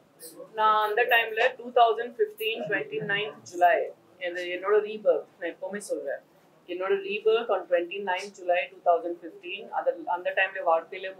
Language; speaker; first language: Tamil; non-native, local second language; Gujarati